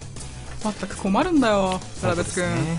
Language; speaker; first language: Japanese; native; Japanese